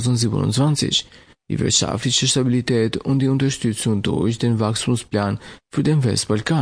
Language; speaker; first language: German; non-native, fluent; Albanian